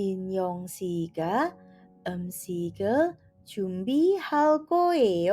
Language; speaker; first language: Korean; non-native, fluent; Indonesian